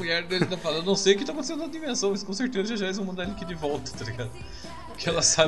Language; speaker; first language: Portuguese; native; Portuguese